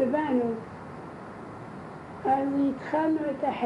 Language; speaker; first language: Hebrew; non-native, fluent; Arabic